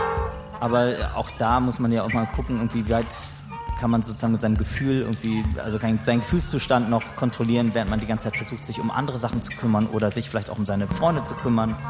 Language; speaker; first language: German; native; German